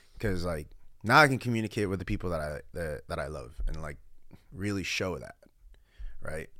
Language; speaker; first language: English; early bilingual, other home language; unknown